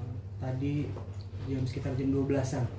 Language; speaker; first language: Indonesian; native; Indonesian